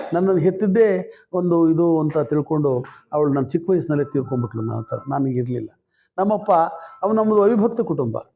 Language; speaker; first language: Kannada; native; Kannada